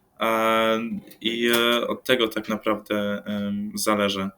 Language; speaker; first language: Polish; early bilingual, heritage; English